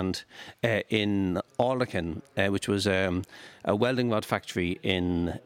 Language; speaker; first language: English; native; English